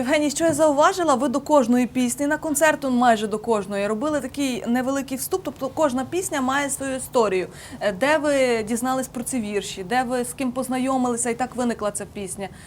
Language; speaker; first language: Ukrainian; native; Ukrainian